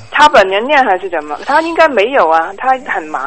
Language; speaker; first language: Chinese; native; Chinese